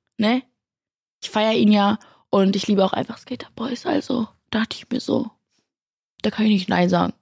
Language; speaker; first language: German; native; German